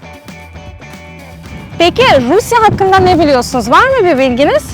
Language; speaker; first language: Turkish; non-native, fluent; Russian